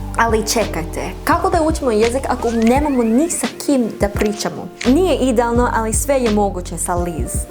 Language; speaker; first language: Serbian; non-native, learner; English